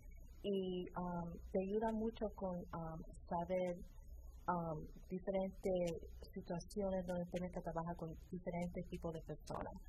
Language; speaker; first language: Spanish; early bilingual, heritage; Spanish